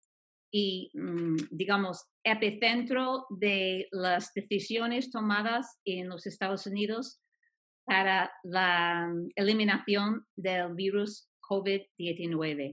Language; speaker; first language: Spanish; non-native, fluent; English